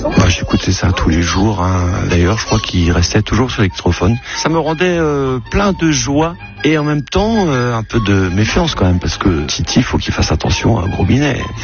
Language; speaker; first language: French; native; French